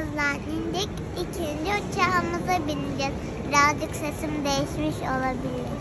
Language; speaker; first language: Turkish; early bilingual, heritage; Turkish